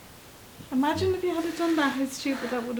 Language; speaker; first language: English; native; English